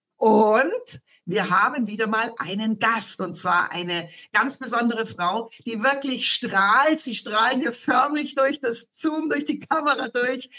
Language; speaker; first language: German; native; German